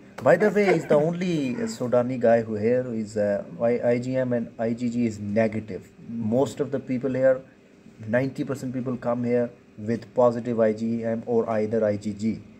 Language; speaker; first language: English; non-native, local second language; Urdu